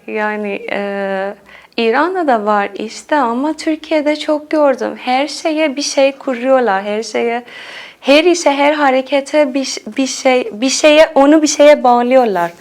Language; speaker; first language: Turkish; non-native, fluent; Persian